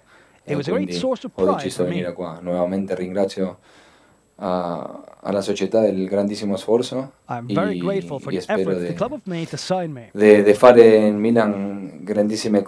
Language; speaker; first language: Italian; non-native, fluent; Spanish